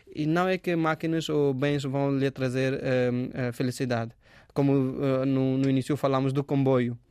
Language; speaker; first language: Portuguese; non-native, fluent; Hindi